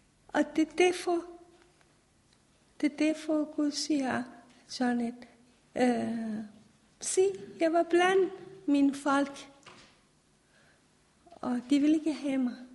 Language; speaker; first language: Danish; non-native, fluent; Persian